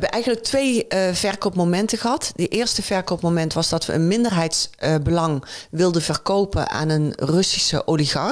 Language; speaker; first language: Dutch; native; Dutch